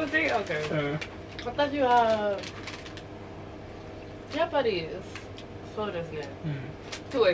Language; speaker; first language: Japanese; non-native, learner; English